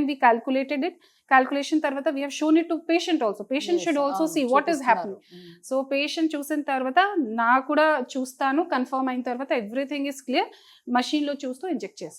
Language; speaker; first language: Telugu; non-native, fluent; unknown